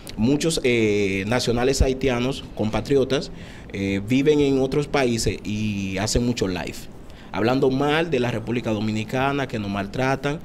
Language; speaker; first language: Spanish; non-native, fluent; Haitian Creole